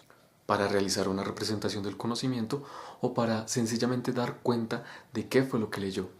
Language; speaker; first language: Spanish; native; Spanish